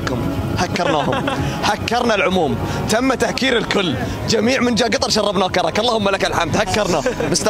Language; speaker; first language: Arabic; native; Arabic